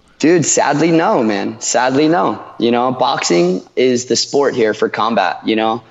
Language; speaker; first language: English; native; English